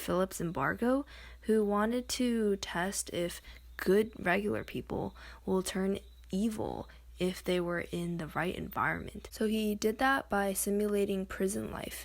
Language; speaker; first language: English; native; English